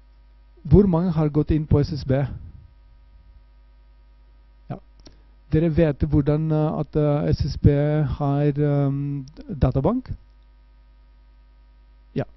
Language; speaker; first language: Norwegian; non-native, fluent; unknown